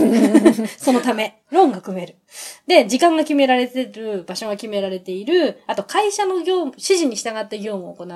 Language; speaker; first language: Japanese; native; Japanese